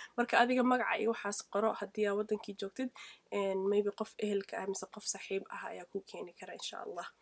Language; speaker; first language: Somali; early bilingual, heritage; Somali